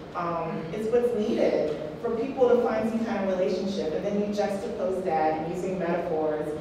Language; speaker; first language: English; native; English